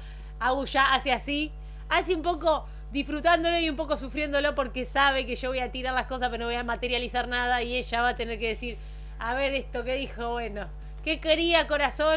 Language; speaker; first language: Spanish; native; Spanish